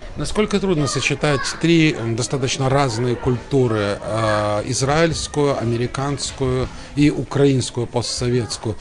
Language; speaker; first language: Russian; native; Russian